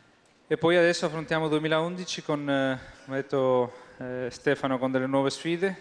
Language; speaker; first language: Italian; non-native, fluent; Spanish